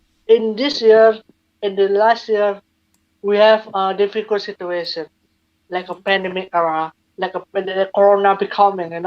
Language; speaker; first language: English; non-native, learner; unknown